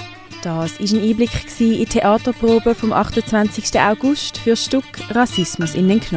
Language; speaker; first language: German; native; German